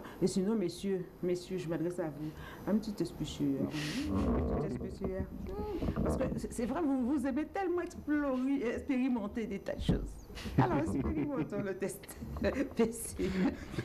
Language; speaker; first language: French; native; French